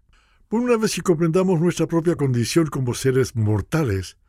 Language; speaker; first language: Spanish; non-native, fluent; English